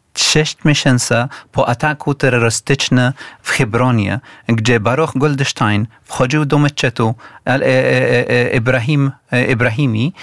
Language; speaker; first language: Polish; non-native, fluent; Arabic